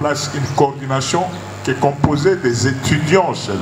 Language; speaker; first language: French; non-native, local second language; Luba-Lulua